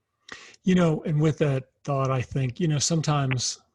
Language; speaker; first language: English; native; English